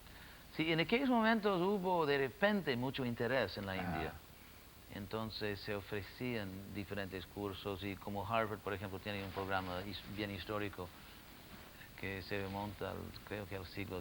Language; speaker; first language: Spanish; non-native, fluent; English